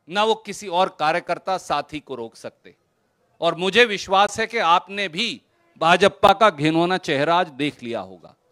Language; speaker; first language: Hindi; native; Hindi